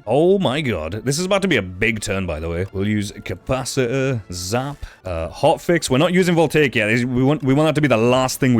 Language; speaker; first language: English; native; English